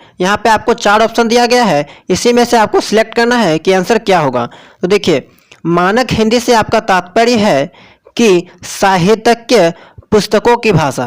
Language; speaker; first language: Hindi; native; Hindi